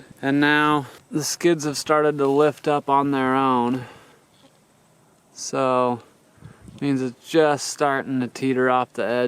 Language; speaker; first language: English; native; English